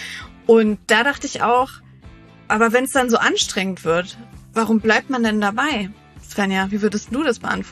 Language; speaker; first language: German; native; German